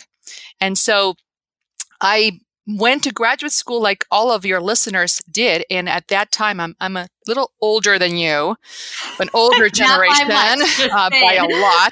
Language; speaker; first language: English; early bilingual, other home language; Spanish